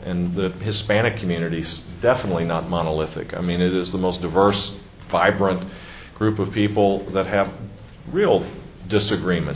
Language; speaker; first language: English; native; English